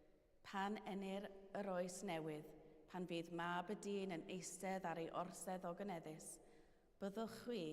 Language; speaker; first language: Welsh; native; Welsh